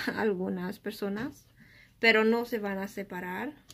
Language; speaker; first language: Spanish; non-native, learner; Romanian